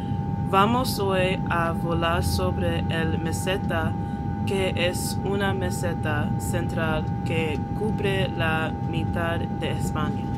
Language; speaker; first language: Spanish; non-native, learner; English